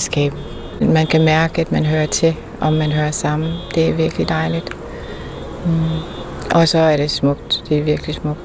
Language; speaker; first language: Danish; non-native, fluent; English